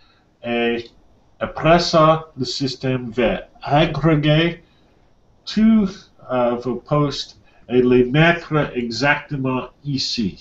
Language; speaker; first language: French; non-native, learner; English